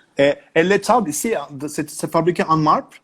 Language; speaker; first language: French; non-native, learner; Turkish